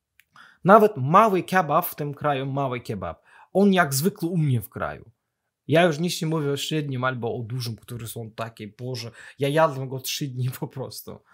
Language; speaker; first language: Polish; non-native, fluent; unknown